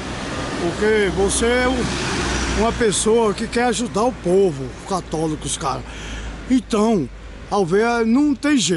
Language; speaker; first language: Portuguese; native; Portuguese